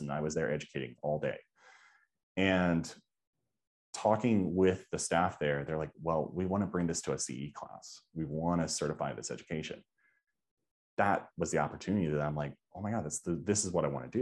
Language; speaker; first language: English; native; English